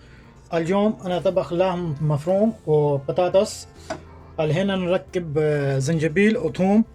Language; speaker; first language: Arabic; non-native, learner; Urdu